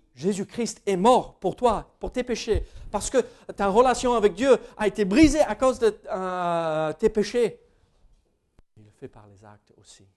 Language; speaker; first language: French; non-native, fluent; English